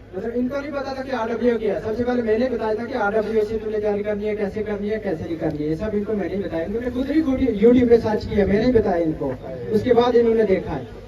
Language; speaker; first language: Hindi; non-native, local second language; Punjabi